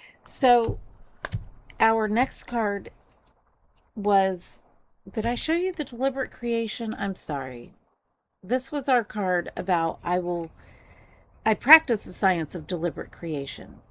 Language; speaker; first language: English; native; English